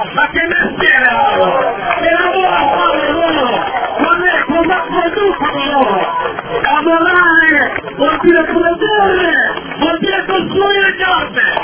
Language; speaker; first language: Italian; non-native, fluent; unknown